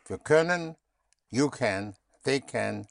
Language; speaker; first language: German; non-native, fluent; English